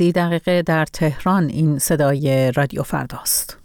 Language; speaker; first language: Persian; native; Persian